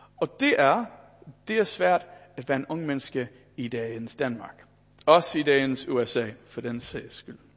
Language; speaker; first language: Danish; non-native, fluent; English